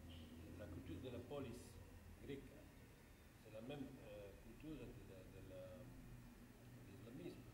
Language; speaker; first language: French; non-native, fluent; Italian